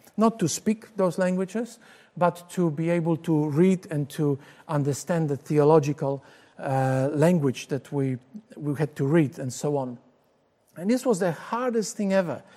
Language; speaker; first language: English; non-native, fluent; Polish